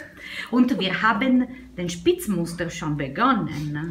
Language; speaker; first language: German; non-native, learner; Italian